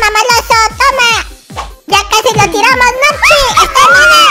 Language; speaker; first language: Spanish; native; Spanish